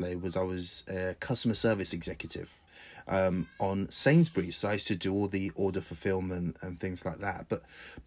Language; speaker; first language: English; native; English